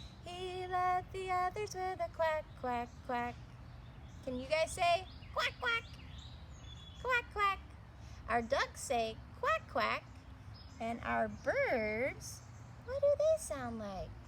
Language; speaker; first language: English; native; English